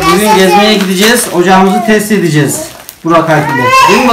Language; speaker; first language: Turkish; native; Turkish